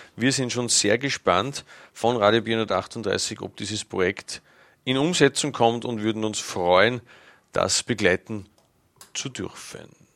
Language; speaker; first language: German; native; German